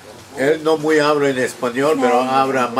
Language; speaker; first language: Spanish; non-native, local second language; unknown